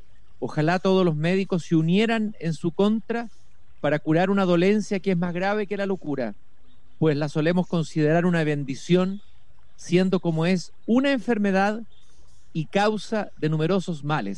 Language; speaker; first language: Spanish; native; Spanish